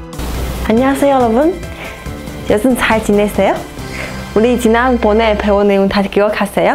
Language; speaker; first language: Korean; non-native, fluent; Chinese